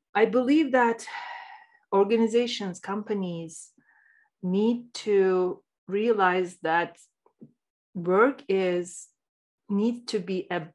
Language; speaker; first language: English; non-native, fluent; Turkish